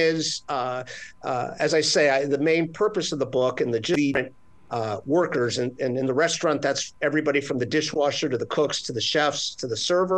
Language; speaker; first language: English; native; English